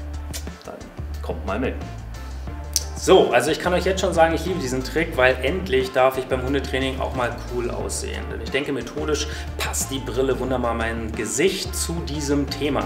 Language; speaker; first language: German; native; German